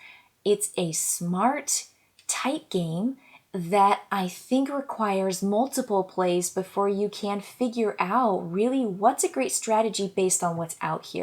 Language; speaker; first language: English; native; English